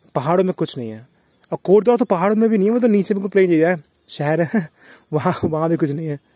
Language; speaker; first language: Hindi; native; Hindi